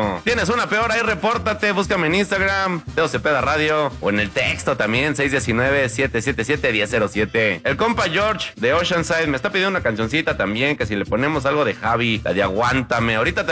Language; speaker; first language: Spanish; native; Spanish